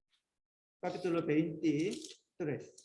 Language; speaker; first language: Spanish; non-native, learner; Korean